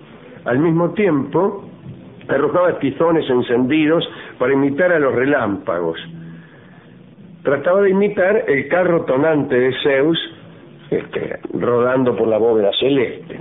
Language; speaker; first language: Spanish; native; Spanish